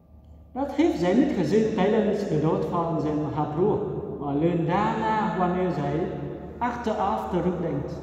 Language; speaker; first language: Dutch; non-native, fluent; Vietnamese